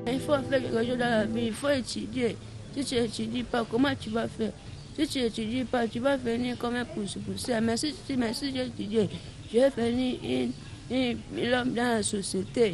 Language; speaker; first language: French; non-native, local second language; Lingala